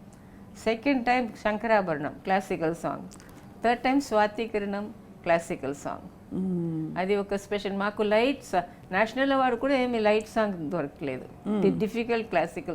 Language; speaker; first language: Telugu; non-native, local second language; Tamil